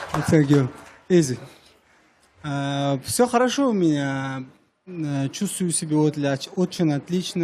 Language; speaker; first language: Russian; non-native, learner; Uzbek